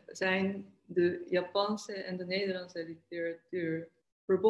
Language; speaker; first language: Dutch; non-native, fluent; Japanese